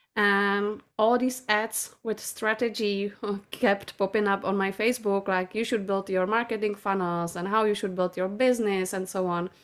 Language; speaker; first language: English; non-native, fluent; Czech